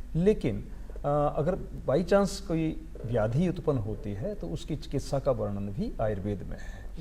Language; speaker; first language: Hindi; native; Hindi